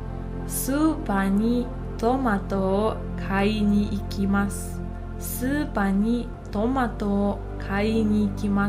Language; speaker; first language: Japanese; non-native, fluent; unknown